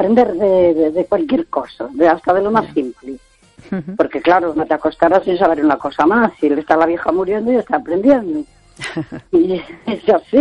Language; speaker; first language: Spanish; native; Spanish